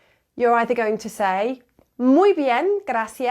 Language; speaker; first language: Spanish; non-native, fluent; English